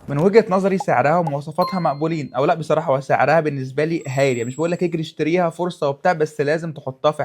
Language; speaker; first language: Arabic; native; Arabic